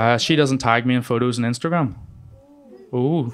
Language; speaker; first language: English; native; English